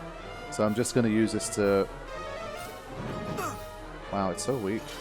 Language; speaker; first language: English; native; English